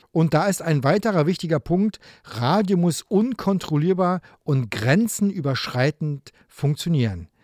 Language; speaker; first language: German; native; German